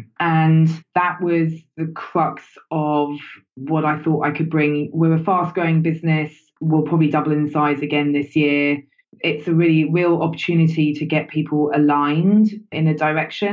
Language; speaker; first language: English; native; English